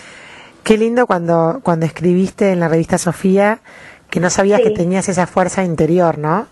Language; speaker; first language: Spanish; native; Spanish